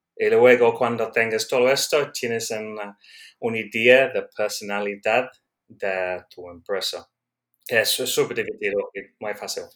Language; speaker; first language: Spanish; non-native, learner; English